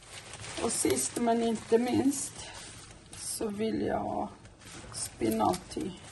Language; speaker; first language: Swedish; non-native, learner; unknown